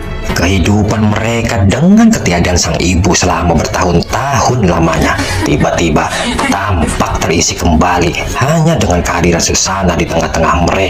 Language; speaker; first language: Indonesian; native; Indonesian